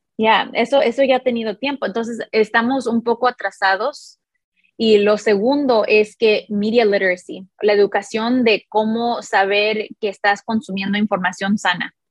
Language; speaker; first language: Spanish; early bilingual, heritage; Spanish